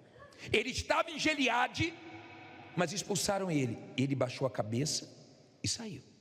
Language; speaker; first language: Portuguese; native; Portuguese